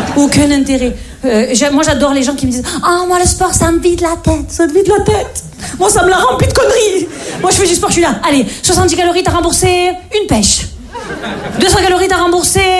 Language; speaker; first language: French; native; French